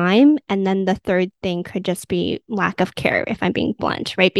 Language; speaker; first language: English; native; English